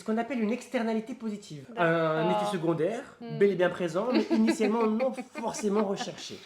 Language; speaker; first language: French; native; French